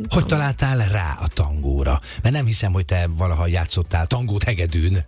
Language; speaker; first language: Hungarian; native; Hungarian